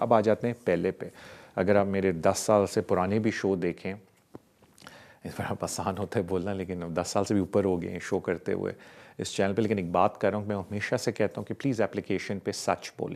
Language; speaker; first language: Urdu; native; Urdu